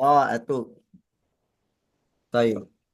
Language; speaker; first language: Arabic; non-native, fluent; Indonesian